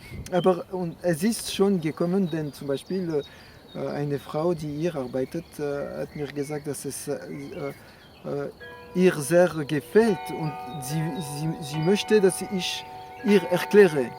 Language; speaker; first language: German; non-native, fluent; French